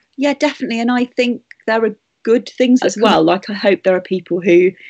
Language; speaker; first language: English; native; English